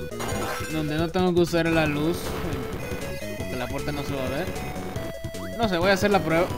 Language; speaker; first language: Spanish; native; Spanish